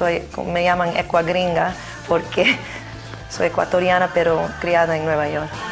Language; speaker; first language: Spanish; early bilingual, heritage; Spanish